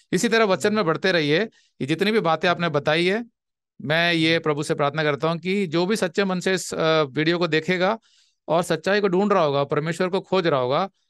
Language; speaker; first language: Hindi; native; Hindi